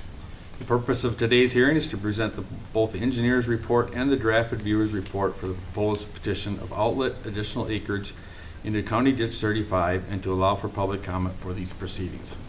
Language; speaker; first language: English; native; English